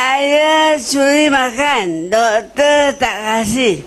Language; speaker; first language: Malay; non-native, local second language; Chinese